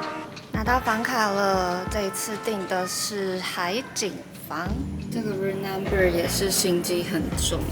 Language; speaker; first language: Chinese; native; Chinese